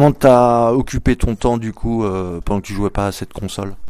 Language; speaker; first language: French; native; French